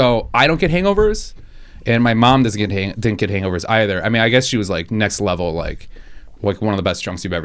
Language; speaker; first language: English; native; English